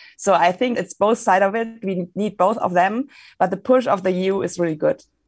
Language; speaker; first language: English; non-native, fluent; German